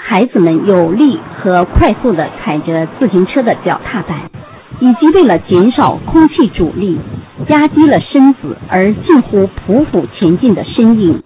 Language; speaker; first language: Chinese; native; Chinese